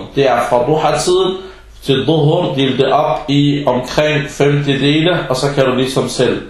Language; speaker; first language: Danish; non-native, fluent; Arabic